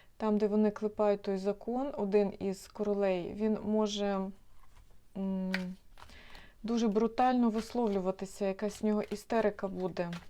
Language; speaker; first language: Ukrainian; non-native, local second language; Russian